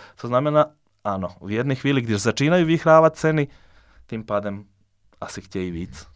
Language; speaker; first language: Czech; non-native, fluent; Serbian